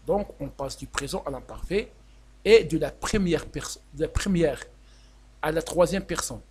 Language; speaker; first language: French; non-native, local second language; Arabic